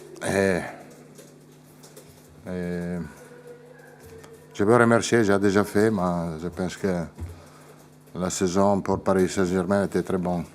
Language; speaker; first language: French; non-native, fluent; Italian